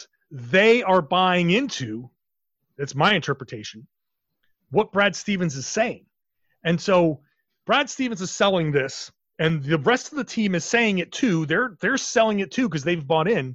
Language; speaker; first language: English; native; English